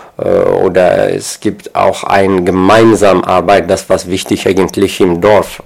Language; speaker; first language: German; non-native, learner; Kabyle